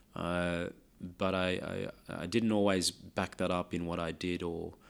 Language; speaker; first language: English; non-native, local second language; Lao